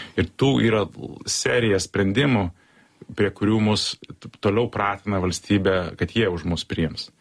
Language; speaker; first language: Lithuanian; early bilingual, heritage; Lithuanian